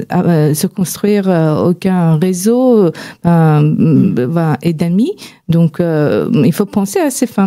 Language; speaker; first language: French; non-native, fluent; Persian